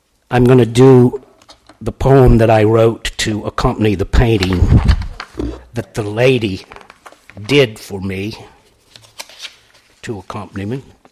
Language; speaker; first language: English; native; English